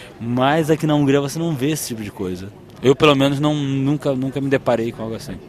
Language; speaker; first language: Portuguese; native; Portuguese